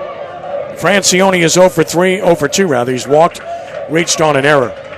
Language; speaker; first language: English; native; English